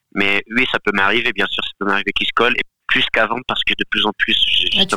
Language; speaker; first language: French; non-native, fluent; Galician